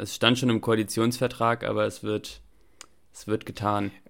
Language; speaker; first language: German; native; German